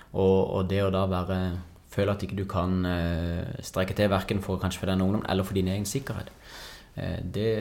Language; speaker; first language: Norwegian; native; Norwegian